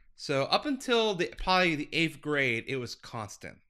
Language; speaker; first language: English; native; English